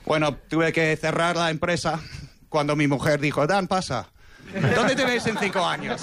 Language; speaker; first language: Spanish; non-native, fluent; English